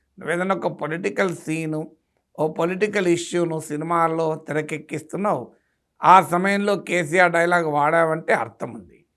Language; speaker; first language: Telugu; native; Telugu